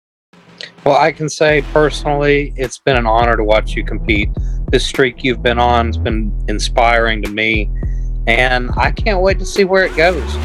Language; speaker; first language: English; native; English